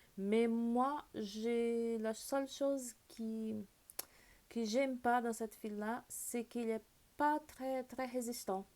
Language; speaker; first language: French; non-native, fluent; Portuguese